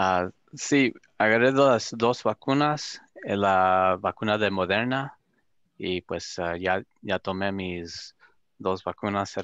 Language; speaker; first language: Spanish; early bilingual, other home language; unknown